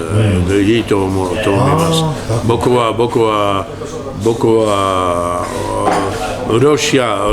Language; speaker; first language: Japanese; non-native, learner; French